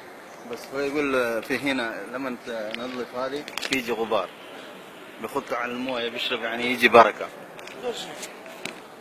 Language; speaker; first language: Arabic; non-native, learner; Malayalam